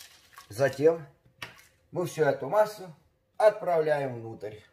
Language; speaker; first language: Russian; native; Russian